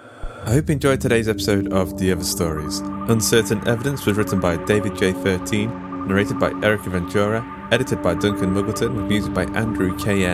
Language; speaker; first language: English; native; English